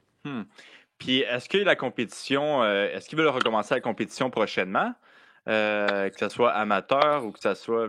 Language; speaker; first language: French; native; French